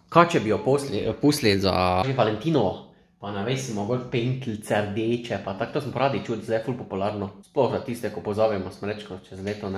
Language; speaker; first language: Slovenian; native; Slovenian